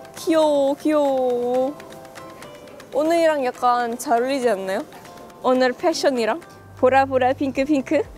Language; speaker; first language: Korean; non-native, fluent; Indonesian